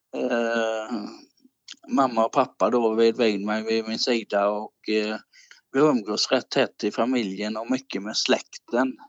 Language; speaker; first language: Swedish; native; Swedish